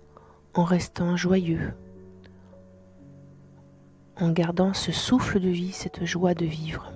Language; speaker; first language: French; native; French